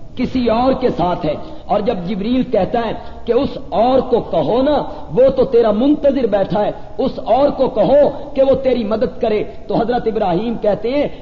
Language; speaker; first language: Urdu; non-native, local second language; Punjabi